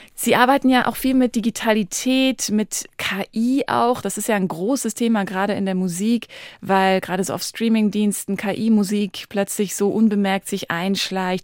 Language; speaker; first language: German; native; German